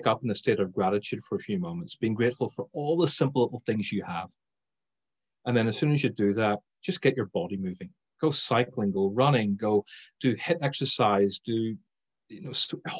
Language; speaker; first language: English; native; English